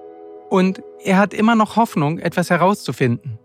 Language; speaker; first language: German; native; German